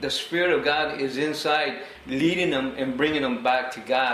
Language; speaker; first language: English; early bilingual, other home language; Spanish